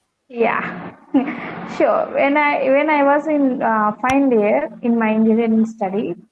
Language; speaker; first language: English; non-native, learner; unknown